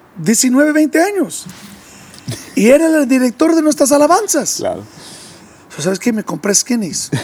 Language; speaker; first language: Spanish; early bilingual, heritage; English